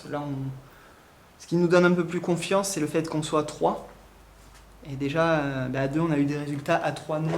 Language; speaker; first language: French; native; French